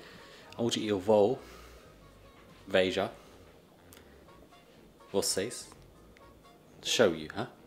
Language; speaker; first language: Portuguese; non-native, learner; English